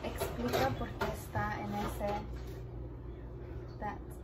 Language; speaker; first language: Spanish; early bilingual, heritage; Spanish